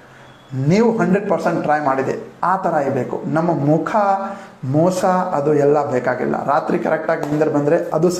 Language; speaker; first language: Kannada; non-native, local second language; Gujarati